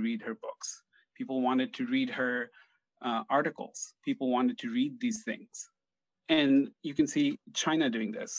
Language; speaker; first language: English; non-native, local second language; Bangla